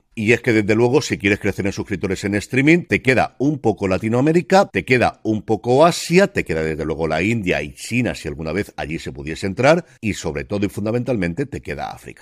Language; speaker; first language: Spanish; native; Spanish